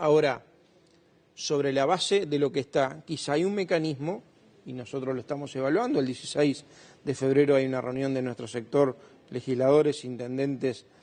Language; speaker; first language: Spanish; native; Spanish